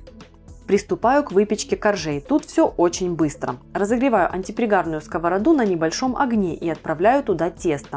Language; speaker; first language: Russian; native; Russian